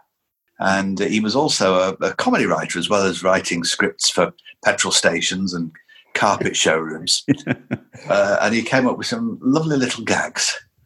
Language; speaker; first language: English; native; English